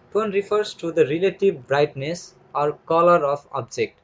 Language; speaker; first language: English; non-native, local second language; Nepali